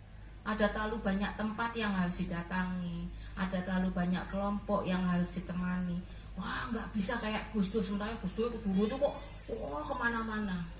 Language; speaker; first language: Indonesian; native; Indonesian